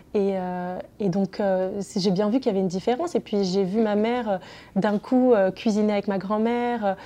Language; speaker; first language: French; native; French